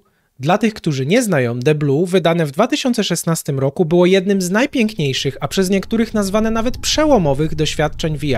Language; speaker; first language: Polish; native; Polish